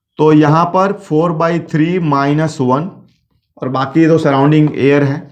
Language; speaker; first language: Hindi; native; Hindi